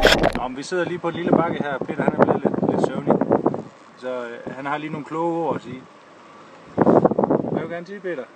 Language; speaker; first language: Danish; native; Danish